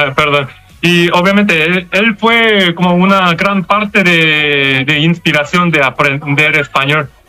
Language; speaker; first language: Spanish; non-native, learner; Korean